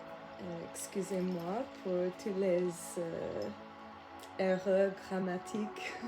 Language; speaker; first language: French; non-native, learner; English